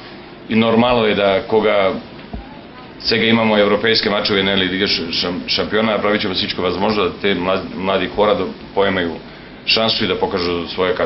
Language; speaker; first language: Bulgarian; non-native, learner; Serbian